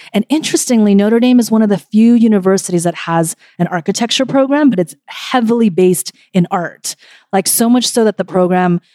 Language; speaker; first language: English; early bilingual, other home language; Korean